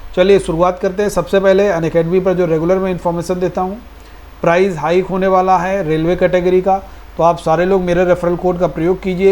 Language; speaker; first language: Hindi; native; Hindi